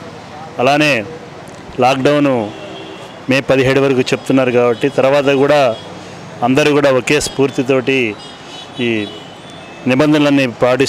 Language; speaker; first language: Telugu; native; Telugu